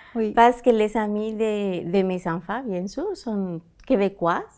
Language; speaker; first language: French; non-native, fluent; Spanish